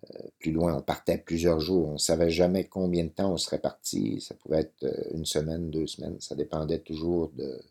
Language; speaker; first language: French; native; French